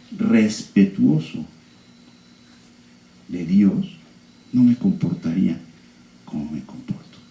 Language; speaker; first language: Spanish; native; Spanish